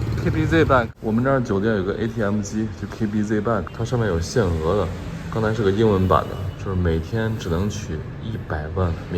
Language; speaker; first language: Chinese; native; Chinese